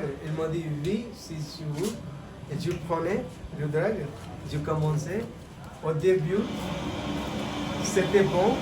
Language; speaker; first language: French; non-native, learner; Hindi